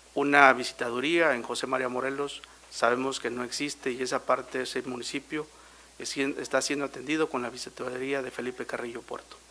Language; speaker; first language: Spanish; native; Spanish